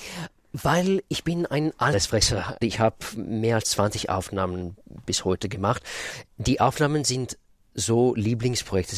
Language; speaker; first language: German; non-native, fluent; Russian